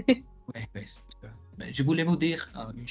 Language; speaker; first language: French; non-native, fluent; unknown